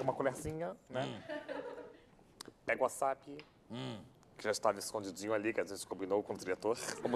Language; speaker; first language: Portuguese; native; Portuguese